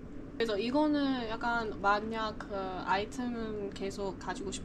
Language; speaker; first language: Korean; non-native, fluent; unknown